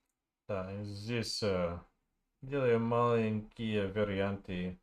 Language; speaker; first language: Russian; non-native, learner; English